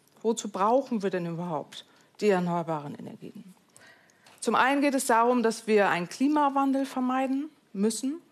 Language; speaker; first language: German; native; German